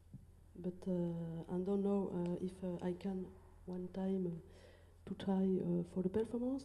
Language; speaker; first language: English; non-native, learner; French